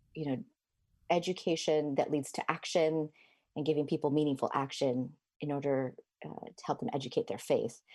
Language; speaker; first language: English; native; English